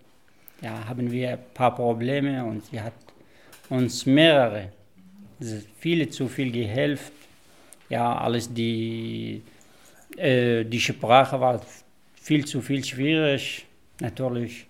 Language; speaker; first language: German; non-native, learner; Arabic